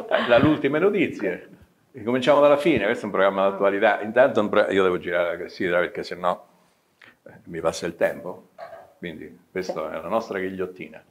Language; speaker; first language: Italian; native; Italian